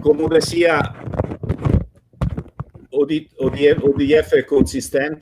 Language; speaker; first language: Spanish; non-native, fluent; Italian